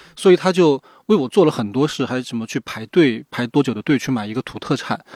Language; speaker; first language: Chinese; native; Chinese